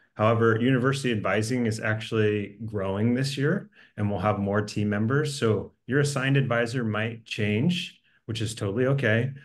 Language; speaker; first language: English; native; English